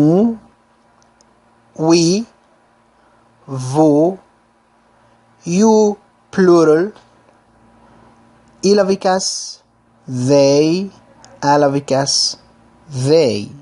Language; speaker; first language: French; non-native, fluent; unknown